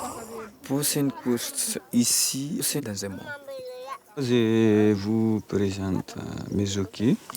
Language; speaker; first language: French; non-native, local second language; Fula